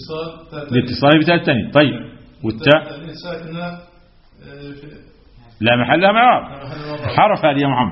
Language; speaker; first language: Arabic; native; Arabic